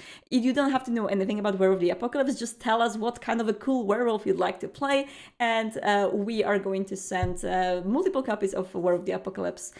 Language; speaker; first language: English; non-native, fluent; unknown